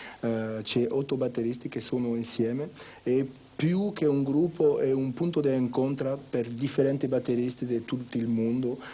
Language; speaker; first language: Italian; non-native, learner; French